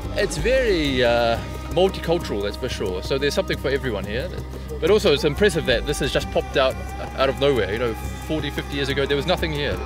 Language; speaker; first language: English; native; English